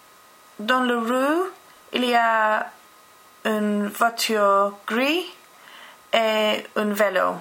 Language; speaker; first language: French; non-native, learner; English